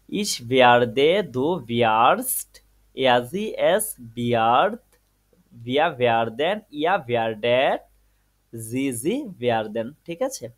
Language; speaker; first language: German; non-native, fluent; Bangla